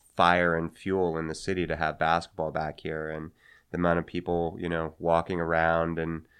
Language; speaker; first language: English; native; English